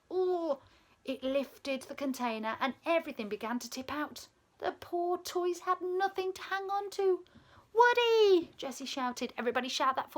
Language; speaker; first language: English; native; English